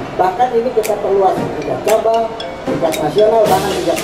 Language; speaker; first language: Indonesian; native; Indonesian